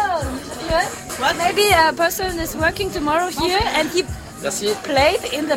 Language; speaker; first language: English; non-native, fluent; German